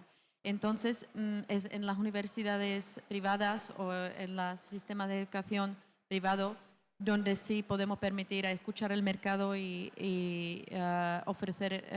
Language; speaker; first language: Spanish; non-native, fluent; Czech